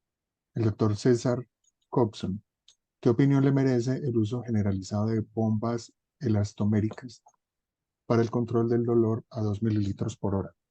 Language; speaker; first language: Spanish; native; Spanish